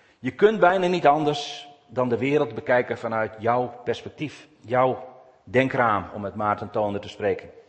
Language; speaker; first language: Dutch; native; Dutch